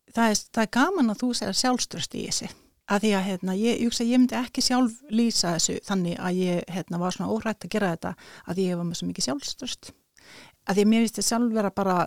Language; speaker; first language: Icelandic; non-native, fluent; Finnish